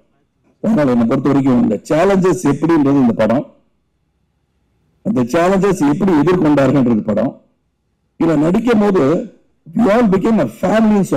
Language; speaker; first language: Tamil; native; Tamil